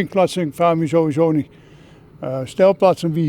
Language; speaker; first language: German; non-native, learner; Dutch